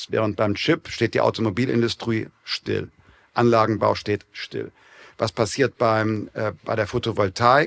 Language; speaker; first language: German; native; German